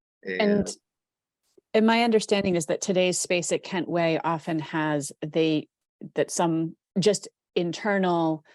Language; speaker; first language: English; native; English